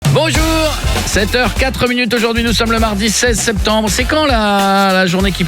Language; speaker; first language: French; native; French